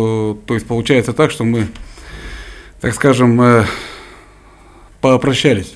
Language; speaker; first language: Russian; native; Russian